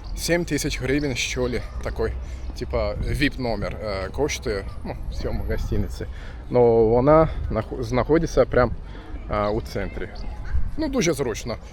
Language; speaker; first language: Ukrainian; non-native, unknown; Turkish